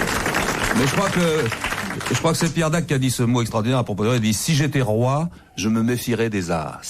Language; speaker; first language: French; native; French